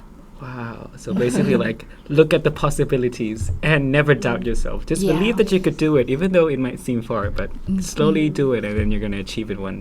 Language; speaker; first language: English; non-native, fluent; Thai